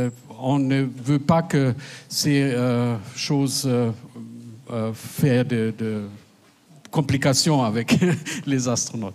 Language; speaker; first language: French; non-native, fluent; German